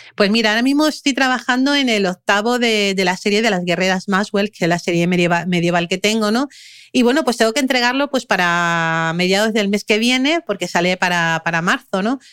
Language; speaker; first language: Spanish; native; Spanish